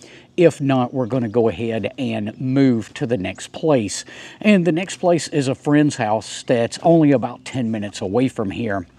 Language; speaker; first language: English; native; English